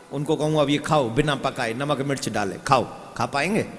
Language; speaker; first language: Hindi; native; Hindi